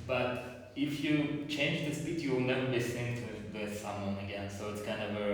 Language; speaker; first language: English; non-native, fluent; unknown